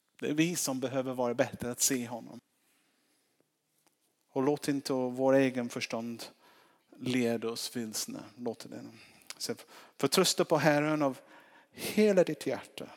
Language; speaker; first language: Swedish; non-native, fluent; English